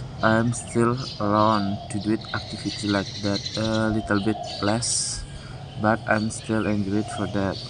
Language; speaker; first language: English; non-native, learner; Indonesian